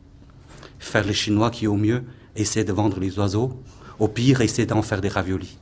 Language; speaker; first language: French; non-native, fluent; Chinese